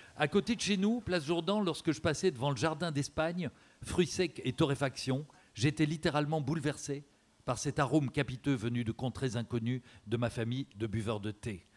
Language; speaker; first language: French; native; French